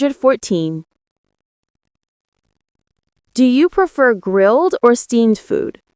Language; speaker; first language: English; non-native, learner; Vietnamese